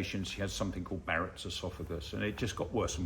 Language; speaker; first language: English; native; English